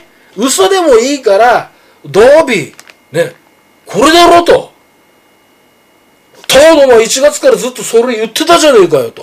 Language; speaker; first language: Japanese; native; Japanese